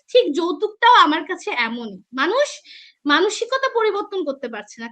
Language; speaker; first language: Bangla; non-native, local second language; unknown